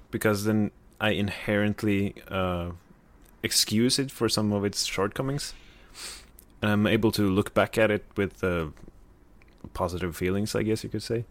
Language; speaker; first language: English; non-native, fluent; Norwegian